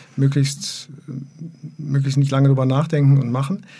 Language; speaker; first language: German; native; German